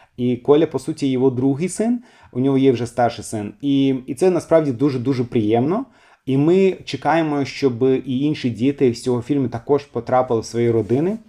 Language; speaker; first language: Ukrainian; non-native, fluent; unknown